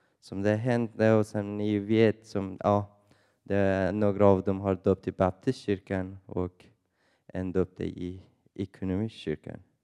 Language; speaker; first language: Swedish; non-native, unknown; Persian